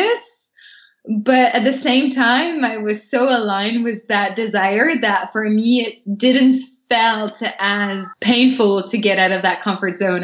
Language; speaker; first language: English; non-native, fluent; French